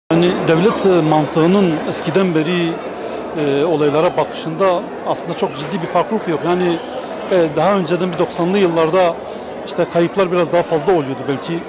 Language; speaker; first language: Turkish; native; Turkish